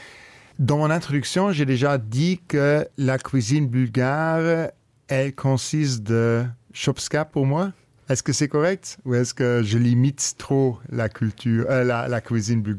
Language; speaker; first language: French; non-native, local second language; Luxembourgish